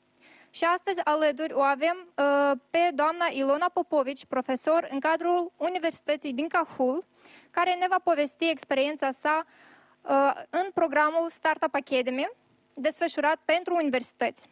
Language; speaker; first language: Romanian; native; Romanian